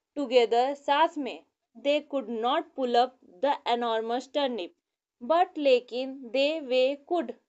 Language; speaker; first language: Hindi; native; Hindi